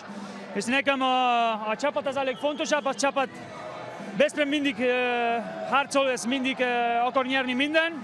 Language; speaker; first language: Hungarian; non-native, learner; Spanish